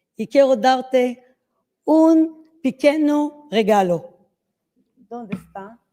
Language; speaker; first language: Spanish; non-native, learner; Hebrew